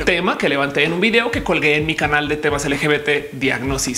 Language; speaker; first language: Spanish; native; Spanish